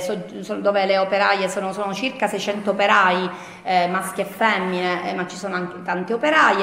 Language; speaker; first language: Italian; native; Italian